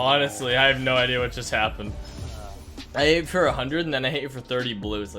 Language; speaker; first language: English; native; English